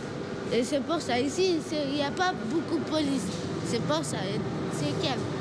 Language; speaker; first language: French; non-native, learner; Romanian